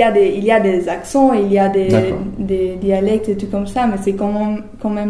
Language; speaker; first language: French; non-native, learner; German